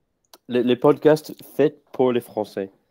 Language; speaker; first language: French; non-native, fluent; English